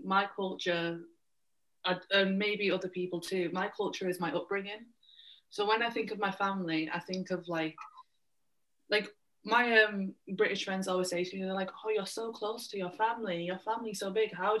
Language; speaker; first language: English; native; English